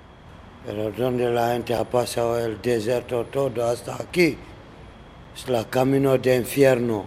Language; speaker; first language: Spanish; non-native, learner; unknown